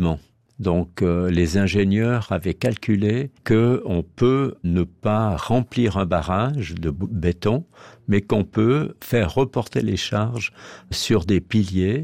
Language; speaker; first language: French; native; French